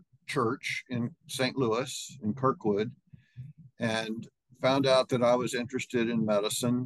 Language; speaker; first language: English; native; English